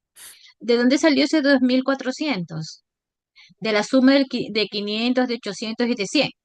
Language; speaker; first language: Spanish; native; Spanish